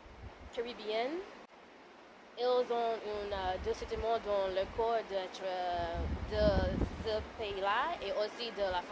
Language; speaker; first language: French; non-native, learner; English